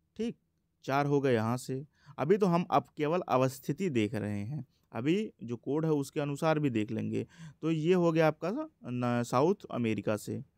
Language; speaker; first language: Hindi; native; Hindi